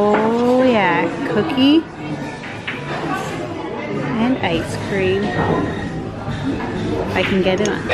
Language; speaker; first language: English; native; English